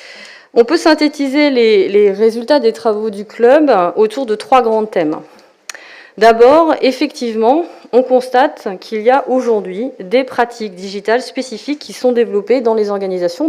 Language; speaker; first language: French; native; French